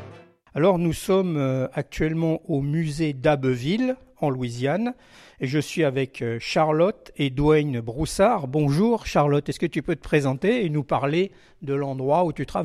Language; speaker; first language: French; native; French